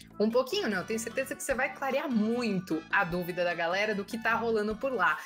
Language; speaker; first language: Portuguese; native; Portuguese